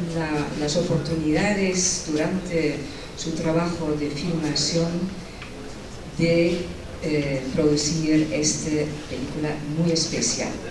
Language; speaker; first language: Spanish; non-native, fluent; Dutch